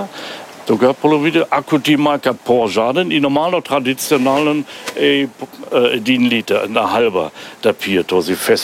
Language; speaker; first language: Bulgarian; non-native, learner; German